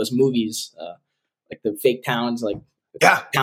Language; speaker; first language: English; native; English